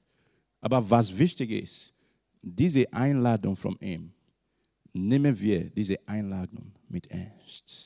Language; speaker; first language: German; non-native, learner; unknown